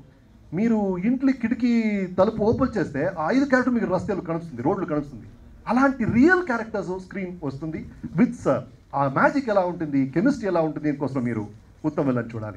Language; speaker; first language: Telugu; non-native, local second language; Kannada